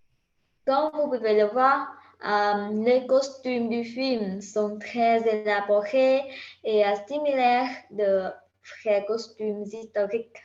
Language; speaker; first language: French; non-native, learner; Vietnamese